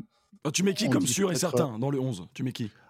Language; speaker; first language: French; native; French